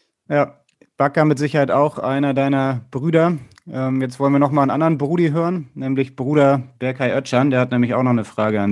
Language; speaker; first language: German; native; German